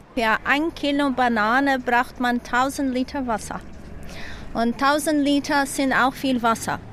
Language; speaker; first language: German; non-native, learner; Portuguese